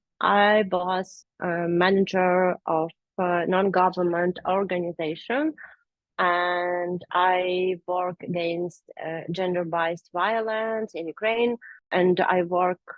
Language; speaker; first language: English; non-native, learner; Ukrainian